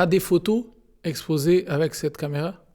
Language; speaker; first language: French; non-native, learner; Portuguese